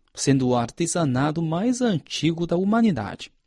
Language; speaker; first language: Portuguese; non-native, fluent; Chinese